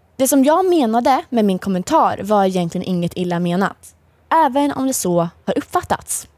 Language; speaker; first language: Swedish; native; Swedish